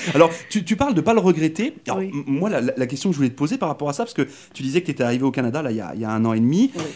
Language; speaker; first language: French; native; French